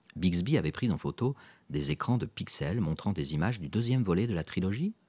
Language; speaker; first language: French; native; French